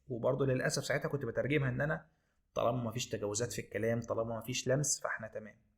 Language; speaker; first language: Egyptian Arabic; native; Egyptian Arabic